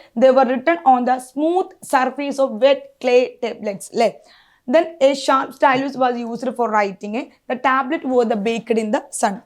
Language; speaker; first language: English; non-native, local second language; Malayalam